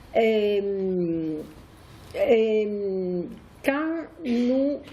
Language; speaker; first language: French; non-native, fluent; Italian